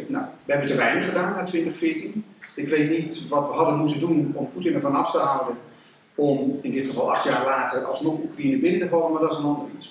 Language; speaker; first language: Dutch; native; Dutch